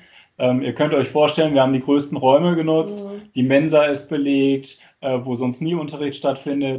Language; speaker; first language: German; native; German